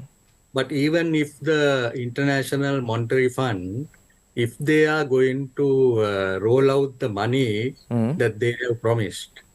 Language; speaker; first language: English; non-native, local second language; Sinhala